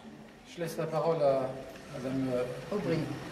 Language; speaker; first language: French; native; French